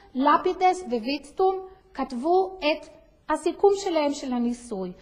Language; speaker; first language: Hebrew; native; Hebrew